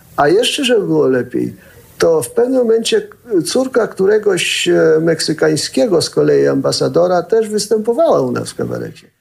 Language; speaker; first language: Polish; early bilingual, heritage; Polish